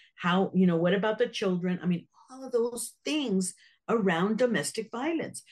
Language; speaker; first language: English; native; English